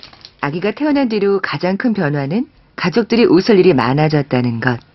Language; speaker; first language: Korean; native; Korean